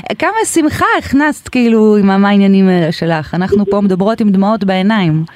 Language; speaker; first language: Hebrew; native; Hebrew